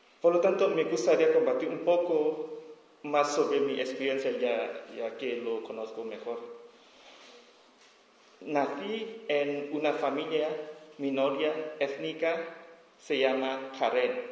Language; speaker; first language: Spanish; non-native, learner; S'gaw Karen